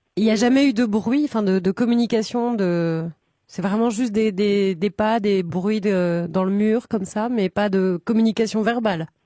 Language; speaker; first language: French; native; French